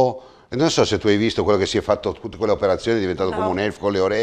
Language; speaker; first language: Italian; native; Italian